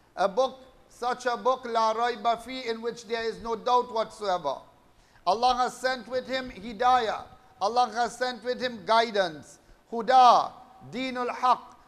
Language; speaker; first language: English; native; English